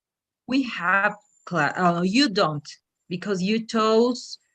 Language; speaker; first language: English; non-native, fluent; Spanish